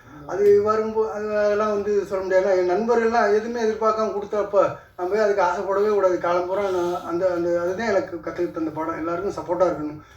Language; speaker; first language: Tamil; native; Tamil